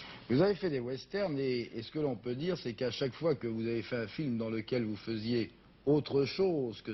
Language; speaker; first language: French; native; French